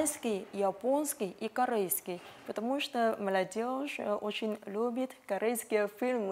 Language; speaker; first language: Russian; non-native, fluent; Vietnamese